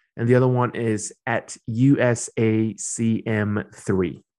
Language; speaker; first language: English; early bilingual, other home language; Burmese